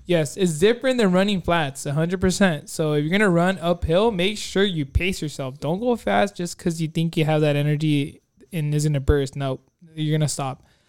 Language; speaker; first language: English; early bilingual, other home language; Spanish